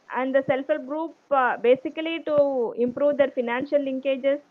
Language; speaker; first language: English; non-native, local second language; Tamil